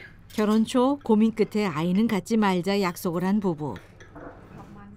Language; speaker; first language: Korean; native; Korean